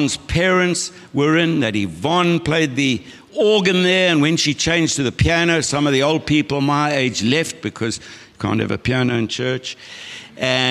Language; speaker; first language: English; native; English